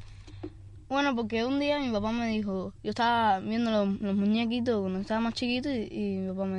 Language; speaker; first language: Spanish; early bilingual, other home language; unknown